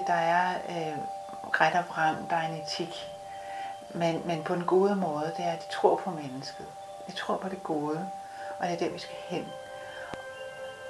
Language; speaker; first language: Danish; native; Danish